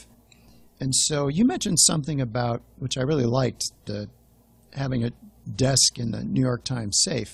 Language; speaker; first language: English; native; English